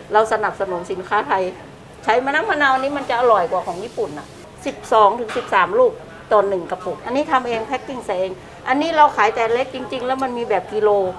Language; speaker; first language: Thai; native; Thai